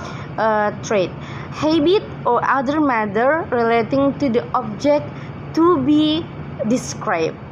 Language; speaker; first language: English; non-native, fluent; Indonesian